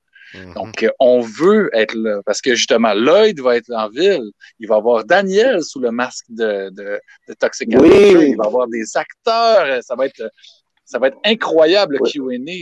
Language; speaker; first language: French; native; French